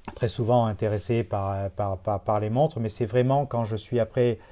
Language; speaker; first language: French; native; French